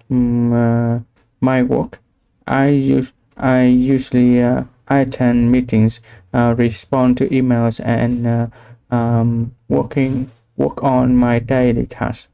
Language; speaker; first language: English; non-native, learner; Vietnamese